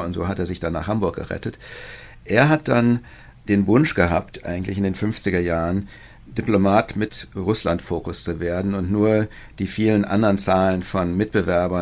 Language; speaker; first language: German; native; German